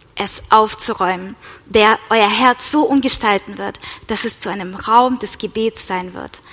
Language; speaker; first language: German; non-native, fluent; Russian